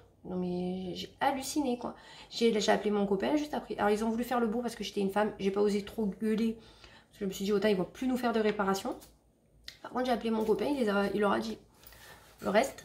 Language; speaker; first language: French; native; French